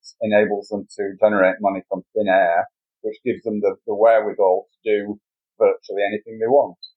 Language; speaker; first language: English; native; English